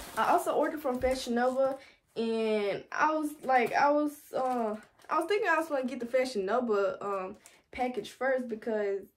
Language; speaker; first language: English; early bilingual, other home language; Spanish